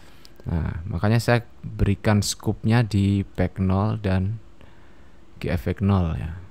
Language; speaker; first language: Indonesian; native; Indonesian